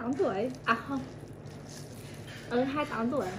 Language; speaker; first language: Chinese; non-native, learner; Vietnamese